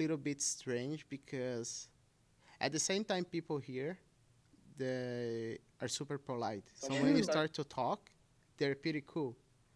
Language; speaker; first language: English; non-native, fluent; Portuguese